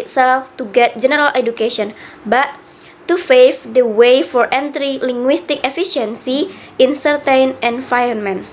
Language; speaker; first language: English; non-native, learner; Indonesian